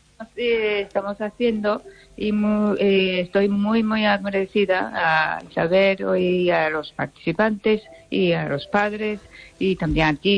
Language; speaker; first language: Spanish; non-native, learner; Japanese